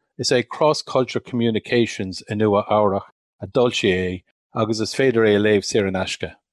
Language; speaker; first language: Irish; non-native, local second language; English